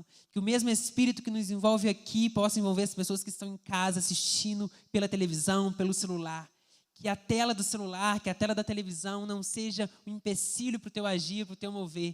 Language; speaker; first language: Portuguese; native; Portuguese